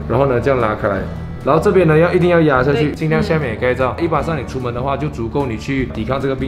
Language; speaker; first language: Chinese; native; Chinese